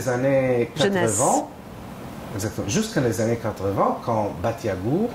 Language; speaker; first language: French; non-native, fluent; Hebrew